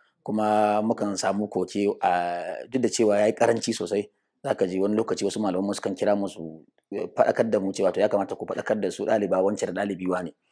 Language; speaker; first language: Hausa; native; Hausa